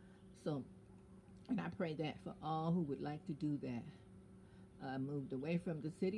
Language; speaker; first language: English; native; English